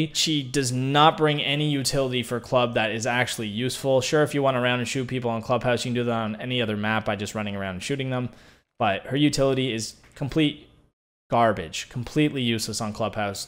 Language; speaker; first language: English; native; English